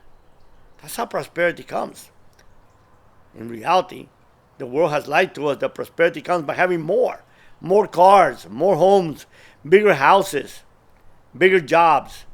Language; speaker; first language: English; early bilingual, other home language; Spanish